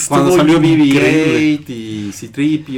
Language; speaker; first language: Spanish; native; Spanish